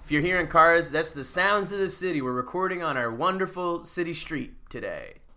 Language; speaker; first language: English; native; English